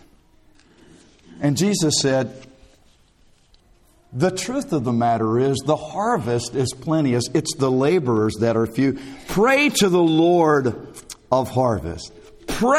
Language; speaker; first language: English; native; English